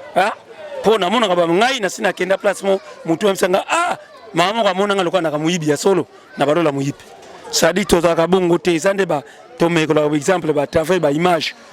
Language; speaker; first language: Lingala; native; Lingala